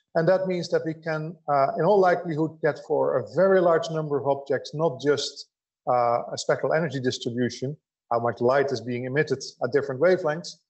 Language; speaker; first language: English; non-native, fluent; Dutch